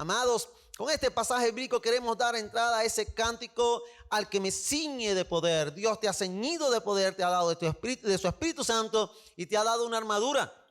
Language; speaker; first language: Spanish; native; Spanish